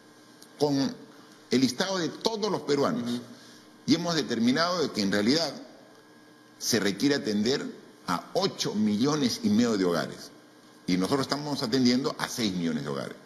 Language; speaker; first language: Spanish; native; Spanish